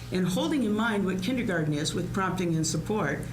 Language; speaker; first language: English; native; English